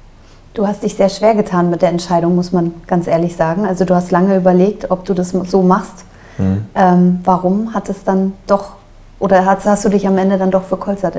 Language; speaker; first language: German; native; German